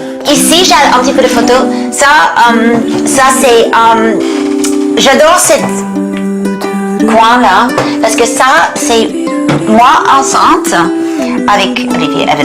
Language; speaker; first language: French; non-native, learner; English